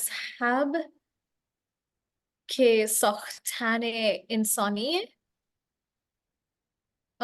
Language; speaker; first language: Persian; non-native, learner; English